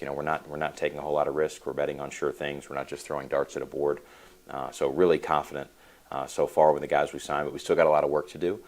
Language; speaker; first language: English; native; English